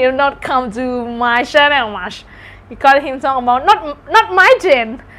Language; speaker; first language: English; non-native, learner; Thai